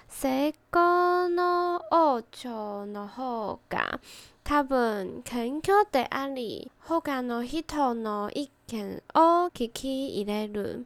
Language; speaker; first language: Japanese; non-native, learner; Chinese